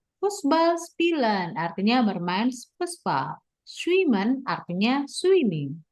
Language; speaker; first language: German; non-native, fluent; Indonesian